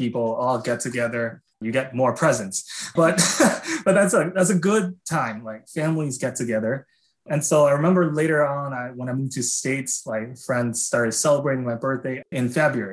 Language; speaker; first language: English; non-native, fluent; Chinese